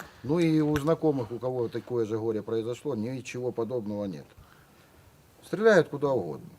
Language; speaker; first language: Russian; native; Russian